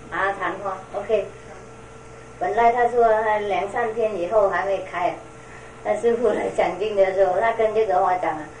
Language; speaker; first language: Chinese; non-native, fluent; Vietnamese